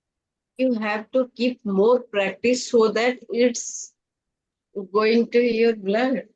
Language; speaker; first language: English; non-native, learner; Hindi